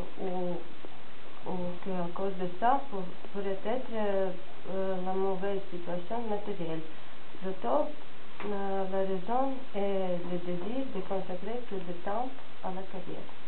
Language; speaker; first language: French; non-native, fluent; Latvian